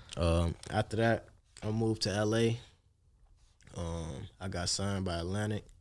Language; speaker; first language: English; native; English